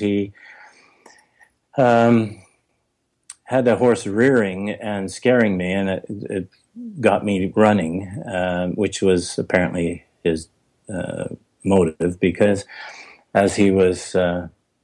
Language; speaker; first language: English; native; English